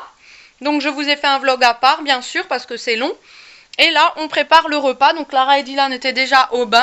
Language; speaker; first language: French; native; French